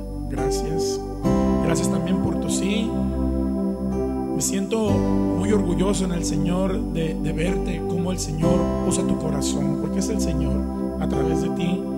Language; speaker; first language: Spanish; native; Spanish